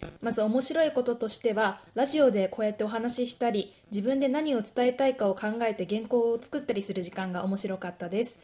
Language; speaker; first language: Japanese; native; Japanese